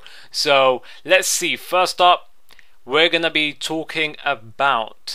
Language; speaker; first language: English; native; English